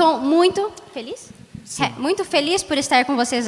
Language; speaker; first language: Portuguese; native; Portuguese